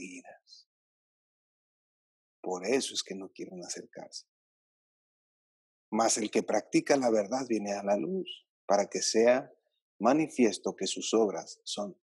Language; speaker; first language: Spanish; native; Spanish